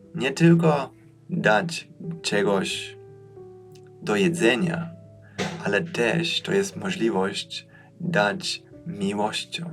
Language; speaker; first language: Polish; non-native, fluent; German